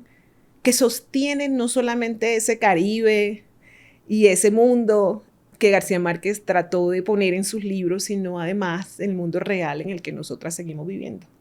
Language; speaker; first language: Spanish; native; Spanish